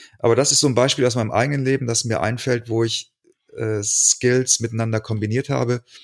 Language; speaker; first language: German; native; German